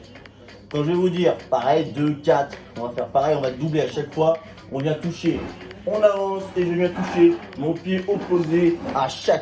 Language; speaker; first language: French; native; French